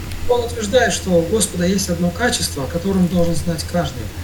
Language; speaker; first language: Russian; native; Russian